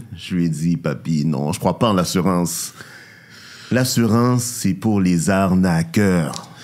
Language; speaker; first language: French; native; French